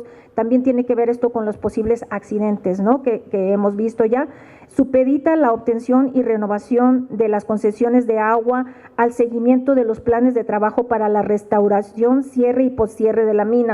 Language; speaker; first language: Spanish; native; Spanish